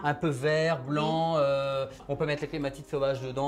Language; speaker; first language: French; native; French